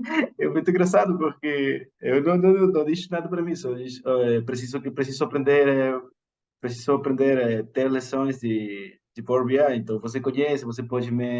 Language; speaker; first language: Portuguese; non-native, fluent; Spanish